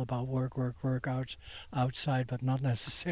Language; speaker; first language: English; non-native, fluent; Dutch